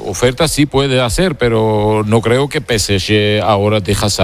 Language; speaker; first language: Spanish; non-native, fluent; Georgian